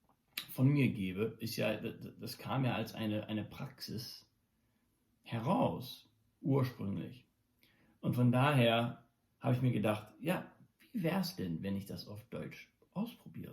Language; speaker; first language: German; non-native, local second language; English